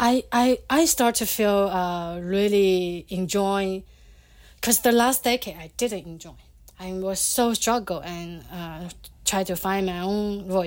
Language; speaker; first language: English; non-native, fluent; Chinese